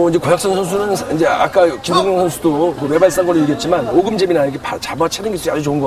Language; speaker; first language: Korean; native; Korean